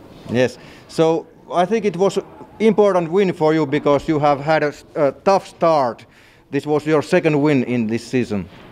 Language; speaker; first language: English; non-native, fluent; Finnish